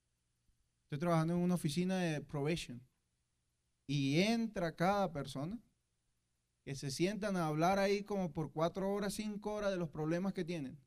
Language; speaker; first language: Spanish; native; Spanish